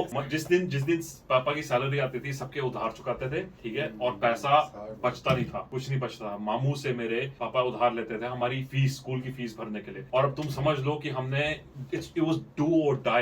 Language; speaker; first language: Hindi; native; Hindi